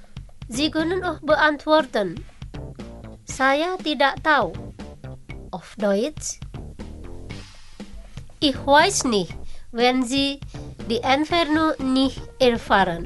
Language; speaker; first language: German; non-native, fluent; Indonesian